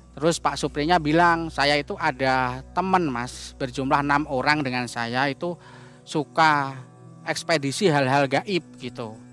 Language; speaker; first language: Indonesian; native; Indonesian